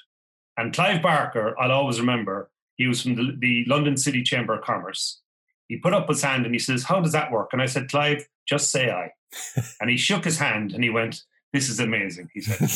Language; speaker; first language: English; native; English